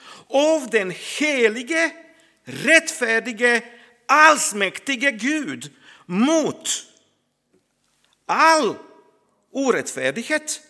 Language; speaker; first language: Swedish; non-native, fluent; Croatian